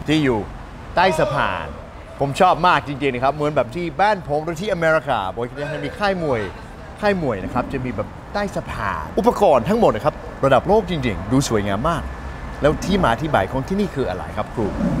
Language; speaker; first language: Thai; non-native, fluent; English